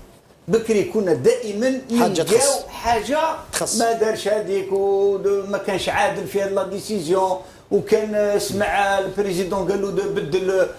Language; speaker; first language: Arabic; native; Arabic